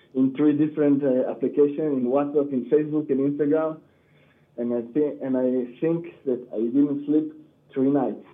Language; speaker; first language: English; non-native, learner; Hebrew